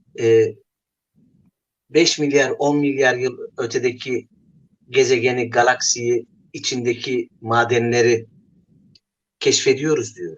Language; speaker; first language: Turkish; native; Turkish